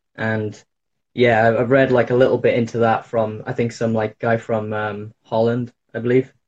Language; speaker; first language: English; native; English